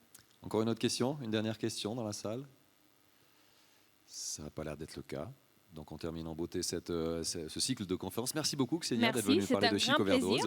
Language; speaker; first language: French; native; French